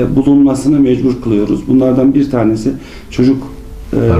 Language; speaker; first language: Turkish; native; Turkish